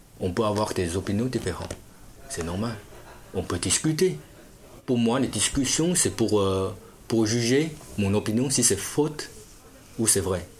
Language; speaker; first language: French; non-native, fluent; Chinese